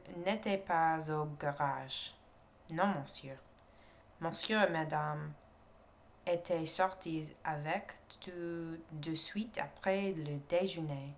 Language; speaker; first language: French; non-native, learner; English